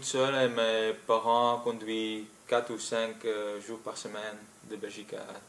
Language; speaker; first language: French; non-native, local second language; Dutch